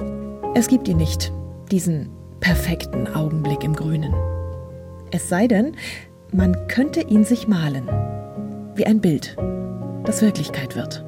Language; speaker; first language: German; native; German